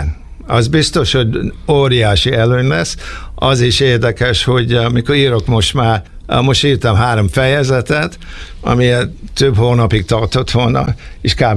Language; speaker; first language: Hungarian; early bilingual, heritage; Hungarian